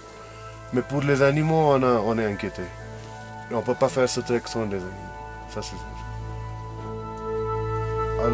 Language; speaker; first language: French; non-native, fluent; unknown